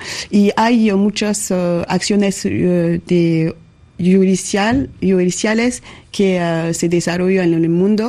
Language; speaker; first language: Spanish; non-native, learner; French